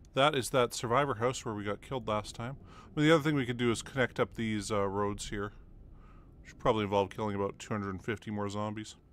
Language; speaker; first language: English; native; English